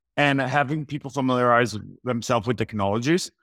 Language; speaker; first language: English; non-native, fluent; Italian